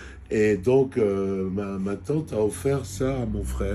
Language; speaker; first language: French; non-native, fluent; Georgian